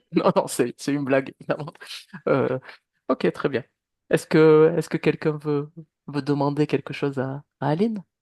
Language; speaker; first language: French; native; French